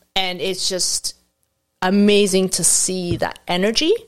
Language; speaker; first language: English; non-native, fluent; Arabic